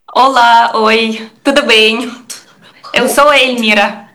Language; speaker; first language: Portuguese; non-native, learner; Russian